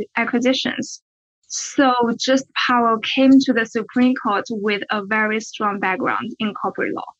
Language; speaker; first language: English; non-native, fluent; Chinese